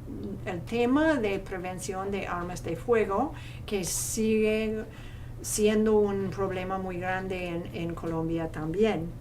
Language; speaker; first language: Spanish; non-native, fluent; English